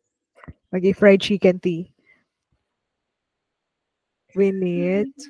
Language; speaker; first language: English; non-native, fluent; Vietnamese